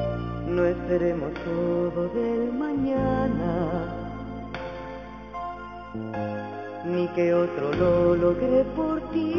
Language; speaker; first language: Spanish; native; Spanish